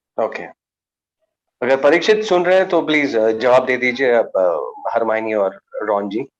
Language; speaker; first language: Hindi; non-native, local second language; Gujarati